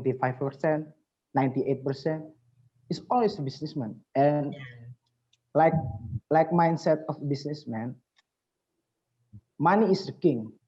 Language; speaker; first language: English; non-native, learner; Indonesian